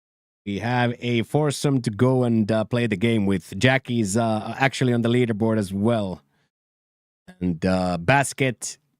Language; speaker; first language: English; non-native, fluent; Finnish